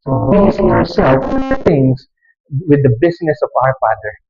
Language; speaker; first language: English; non-native, local second language; Filipino